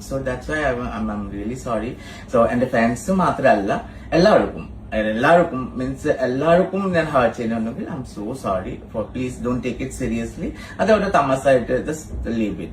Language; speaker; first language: Malayalam; non-native, learner; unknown